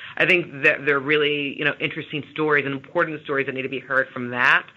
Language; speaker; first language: English; native; English